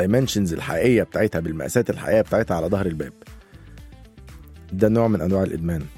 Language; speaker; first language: Arabic; native; Arabic